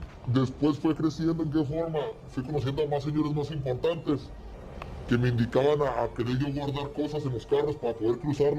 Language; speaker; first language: Spanish; native; Spanish